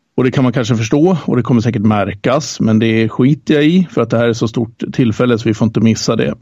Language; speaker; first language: Swedish; native; Swedish